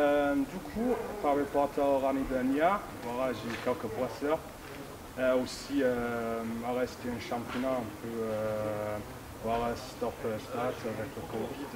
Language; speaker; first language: French; non-native, fluent; English